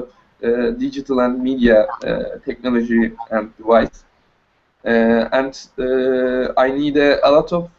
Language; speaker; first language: English; non-native, learner; Turkish